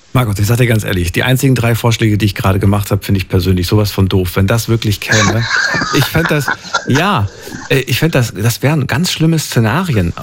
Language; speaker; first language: German; native; German